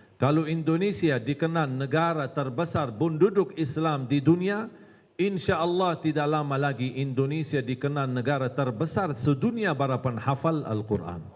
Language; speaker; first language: Malay; non-native, fluent; Arabic